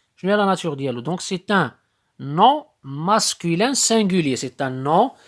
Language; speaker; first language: French; non-native, local second language; Arabic